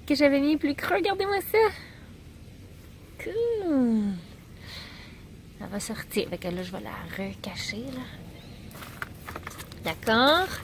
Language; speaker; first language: French; native; French